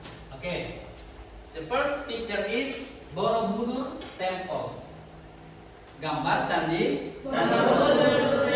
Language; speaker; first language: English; non-native, learner; Indonesian